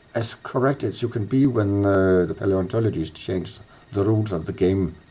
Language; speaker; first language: English; non-native, fluent; Danish